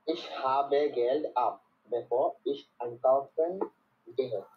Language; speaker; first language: German; non-native, learner; Bangla